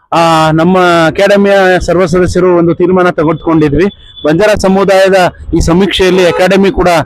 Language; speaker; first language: Kannada; non-native, local second language; Lambadi